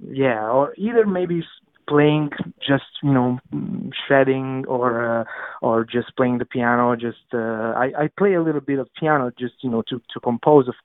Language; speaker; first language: English; non-native, fluent; Italian